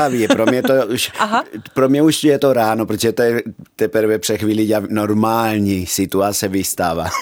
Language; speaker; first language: Czech; non-native, fluent; Spanish